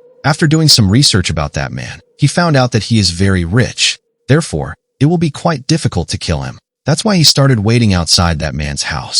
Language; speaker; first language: English; non-native, local second language; Hindi